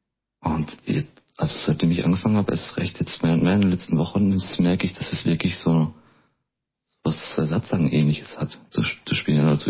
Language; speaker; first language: German; native; German